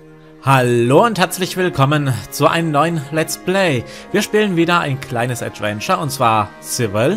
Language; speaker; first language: German; native; German